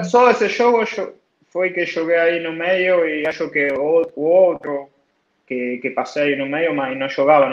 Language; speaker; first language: Portuguese; non-native, fluent; Spanish